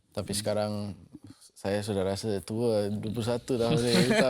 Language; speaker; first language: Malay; non-native, local second language; English